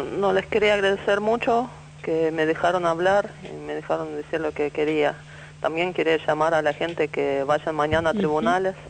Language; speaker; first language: Spanish; non-native, fluent; Russian